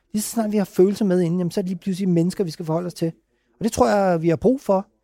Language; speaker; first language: Danish; early bilingual, other home language; Urdu